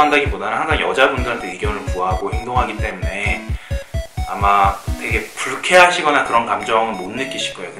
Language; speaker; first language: Korean; native; Korean